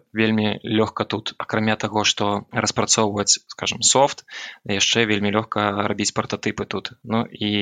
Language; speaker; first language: Belarusian; non-native, local second language; Russian